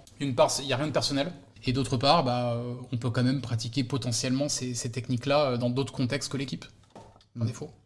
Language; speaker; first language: French; native; French